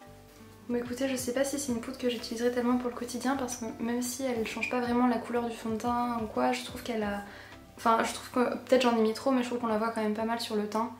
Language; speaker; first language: French; native; French